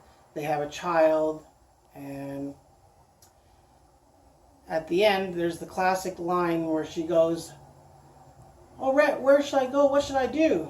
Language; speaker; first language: English; native; English